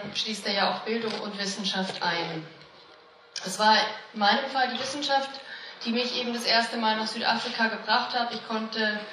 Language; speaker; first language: German; native; German